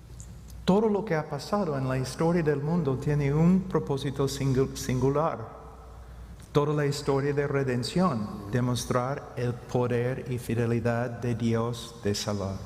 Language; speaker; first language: Spanish; non-native, fluent; English